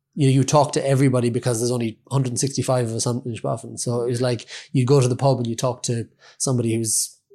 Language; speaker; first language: English; native; English